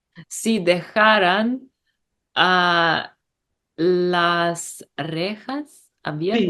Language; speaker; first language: Spanish; non-native, learner; English